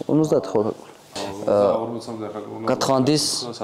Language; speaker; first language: French; non-native, learner; Georgian